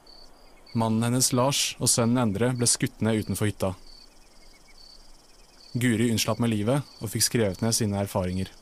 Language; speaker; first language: Norwegian; native; Norwegian